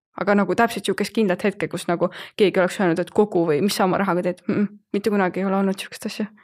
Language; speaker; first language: Estonian; native; Estonian